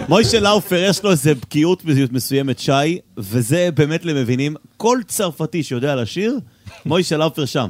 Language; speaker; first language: Hebrew; native; Hebrew